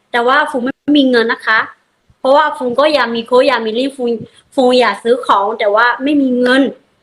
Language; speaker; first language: Thai; non-native, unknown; Burmese